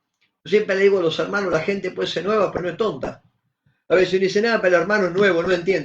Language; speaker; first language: Spanish; native; Spanish